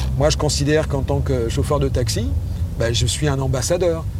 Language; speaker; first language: French; native; French